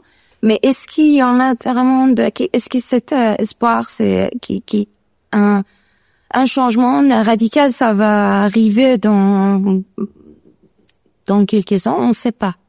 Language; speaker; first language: French; non-native, learner; Persian